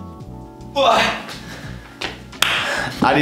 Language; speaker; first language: French; native; French